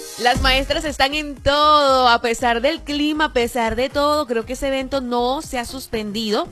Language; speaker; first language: Spanish; native; Spanish